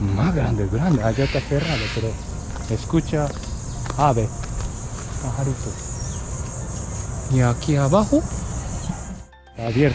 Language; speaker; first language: Spanish; non-native, learner; Japanese